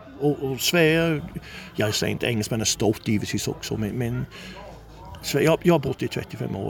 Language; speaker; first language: Swedish; non-native, fluent; English